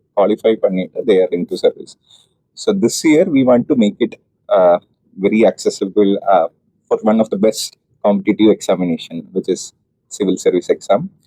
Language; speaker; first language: English; non-native, local second language; Malayalam